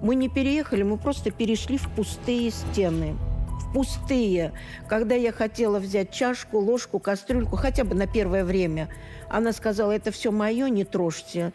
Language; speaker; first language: Russian; native; Russian